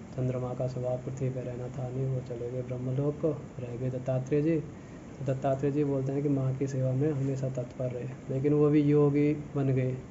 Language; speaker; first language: Hindi; native; Hindi